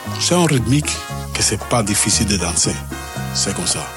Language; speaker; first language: French; non-native, learner; Spanish